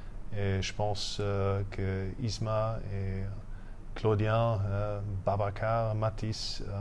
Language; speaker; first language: French; non-native, fluent; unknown